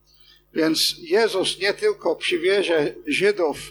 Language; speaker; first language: Polish; non-native, fluent; English